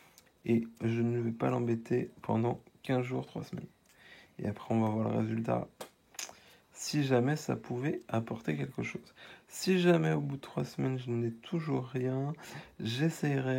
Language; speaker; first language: French; native; French